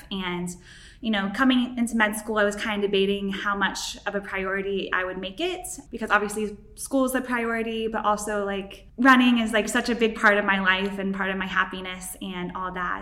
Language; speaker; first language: English; native; English